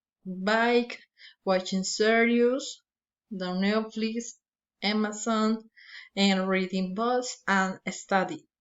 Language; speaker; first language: English; non-native, learner; Spanish